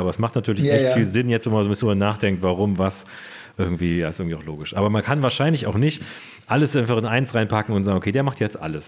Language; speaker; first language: German; native; German